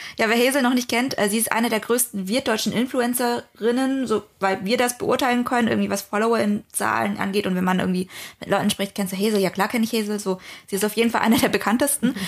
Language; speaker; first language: German; early bilingual, other home language; Vietnamese